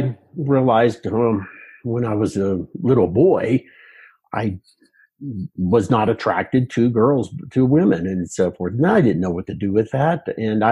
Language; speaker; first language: English; native; English